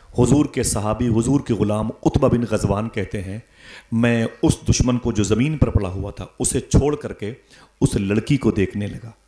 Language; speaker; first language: Urdu; native; Urdu